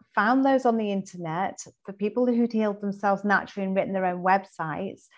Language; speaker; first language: English; native; English